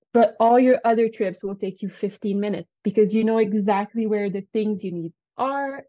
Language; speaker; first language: English; non-native, fluent; French